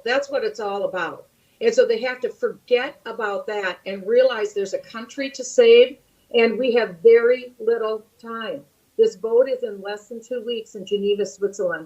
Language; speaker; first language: English; native; English